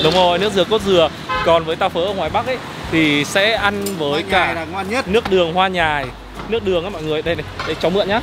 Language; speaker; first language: Vietnamese; native; Vietnamese